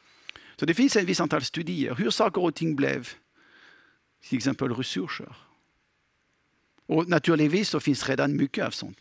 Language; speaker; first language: Swedish; non-native, fluent; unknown